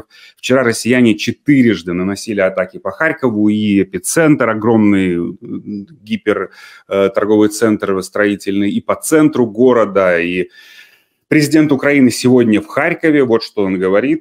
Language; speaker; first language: Russian; native; Russian